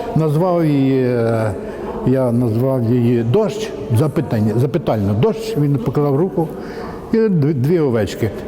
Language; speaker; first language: Ukrainian; native; Ukrainian